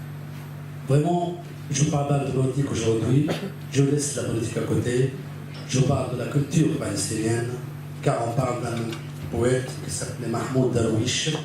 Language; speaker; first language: French; non-native, fluent; Arabic